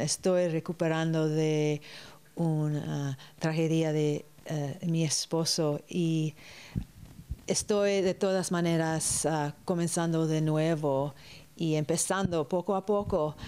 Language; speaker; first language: Spanish; early bilingual, heritage; Spanish